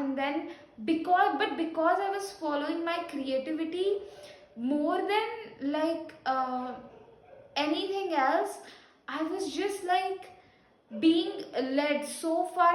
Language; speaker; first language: English; non-native, local second language; Hindi